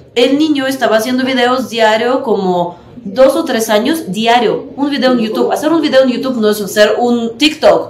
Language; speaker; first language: Spanish; non-native, fluent; Russian